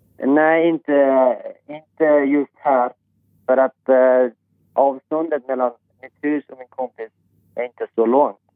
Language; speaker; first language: Swedish; non-native, fluent; Persian